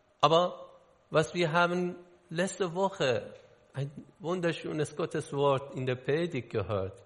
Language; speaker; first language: German; non-native, learner; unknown